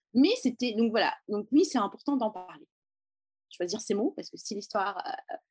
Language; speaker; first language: French; native; French